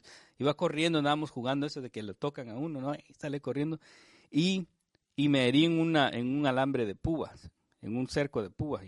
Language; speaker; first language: Spanish; native; Spanish